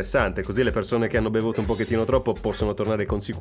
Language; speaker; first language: Italian; native; Italian